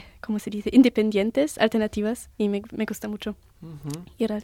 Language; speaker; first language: Spanish; non-native, learner; German